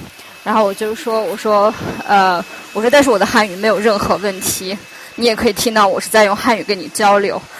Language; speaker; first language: Chinese; non-native, local second language; Uyghur